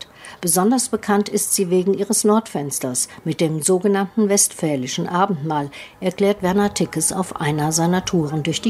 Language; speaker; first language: German; native; German